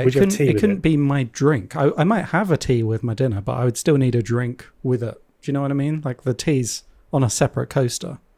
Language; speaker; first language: English; native; English